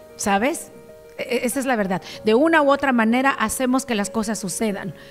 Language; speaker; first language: Spanish; native; Spanish